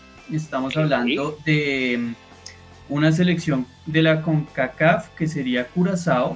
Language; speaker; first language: Spanish; native; Spanish